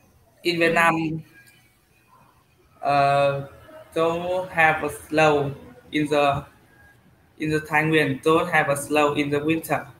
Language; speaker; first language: English; non-native, learner; Vietnamese